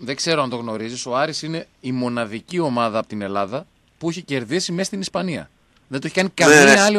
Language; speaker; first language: Greek; native; Greek